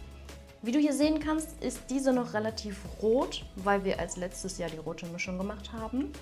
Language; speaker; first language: German; native; German